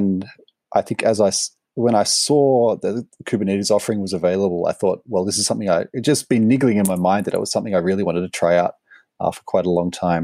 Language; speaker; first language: English; native; English